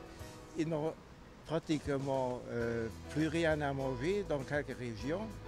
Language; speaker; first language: French; non-native, local second language; Luxembourgish